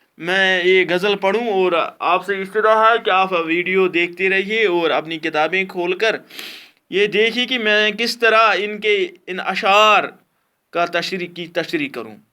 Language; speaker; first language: Urdu; non-native, local second language; Kashmiri